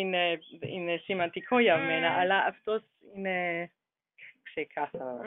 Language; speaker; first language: Greek; non-native, learner; German